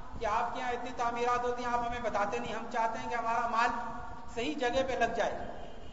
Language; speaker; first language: Urdu; native; Urdu